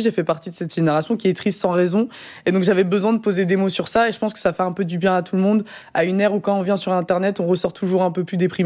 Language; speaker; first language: French; native; French